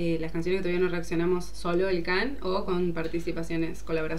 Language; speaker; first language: Spanish; native; Spanish